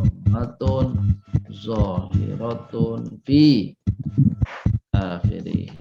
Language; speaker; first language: Arabic; non-native, fluent; Indonesian